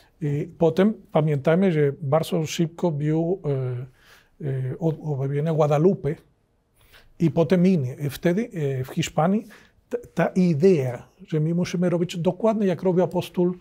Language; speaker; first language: Polish; non-native, learner; Spanish